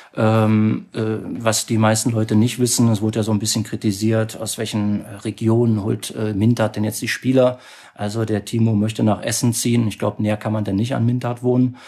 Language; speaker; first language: German; native; German